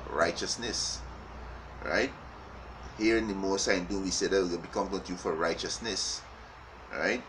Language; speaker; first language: English; native; English